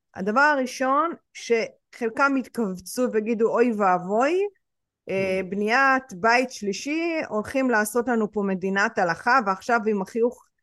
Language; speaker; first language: Hebrew; native; Hebrew